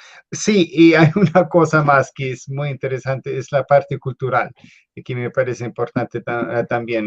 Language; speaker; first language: Spanish; non-native, fluent; English